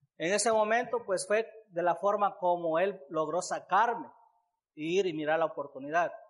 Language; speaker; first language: Spanish; native; Spanish